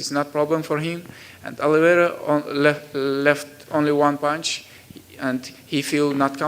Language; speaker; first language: English; non-native, learner; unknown